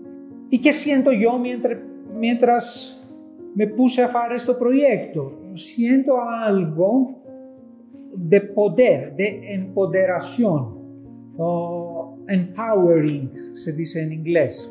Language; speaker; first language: Spanish; non-native, fluent; Greek